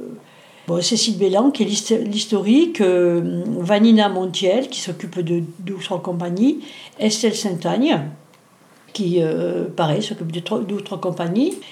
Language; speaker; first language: French; native; French